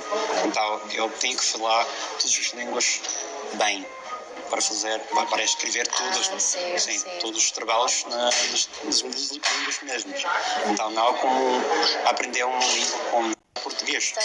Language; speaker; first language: Portuguese; non-native, fluent; English